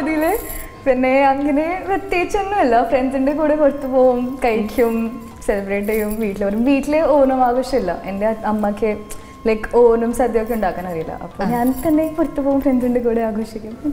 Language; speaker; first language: Malayalam; non-native, local second language; Hindi